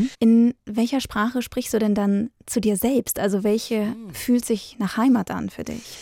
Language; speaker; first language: German; native; German